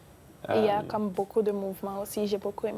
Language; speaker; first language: French; non-native, local second language; Spanish